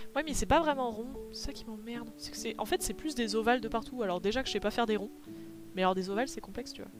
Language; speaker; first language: French; native; French